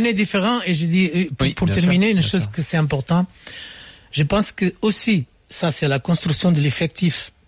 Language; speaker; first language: French; non-native, fluent; Portuguese